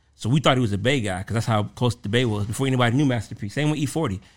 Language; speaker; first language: English; native; English